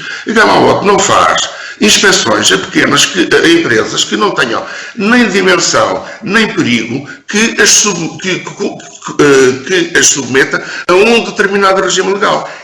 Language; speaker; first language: Portuguese; native; Portuguese